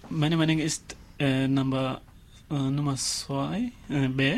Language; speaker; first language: German; non-native, learner; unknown